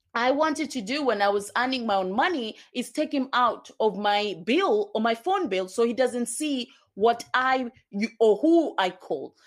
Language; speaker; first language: English; non-native, local second language; Swahili